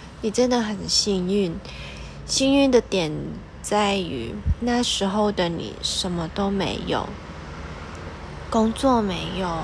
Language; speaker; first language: Chinese; non-native, local second language; Cantonese